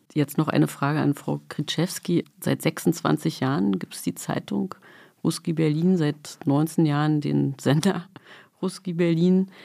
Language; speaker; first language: German; native; German